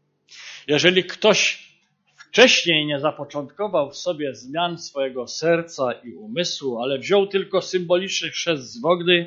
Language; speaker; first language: Polish; native; Polish